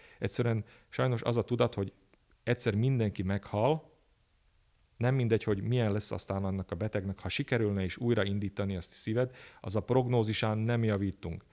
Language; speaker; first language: Hungarian; native; Hungarian